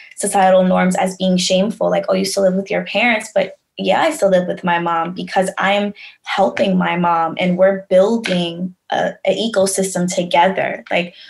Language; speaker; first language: English; native; English